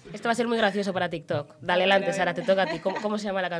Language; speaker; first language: Spanish; native; Spanish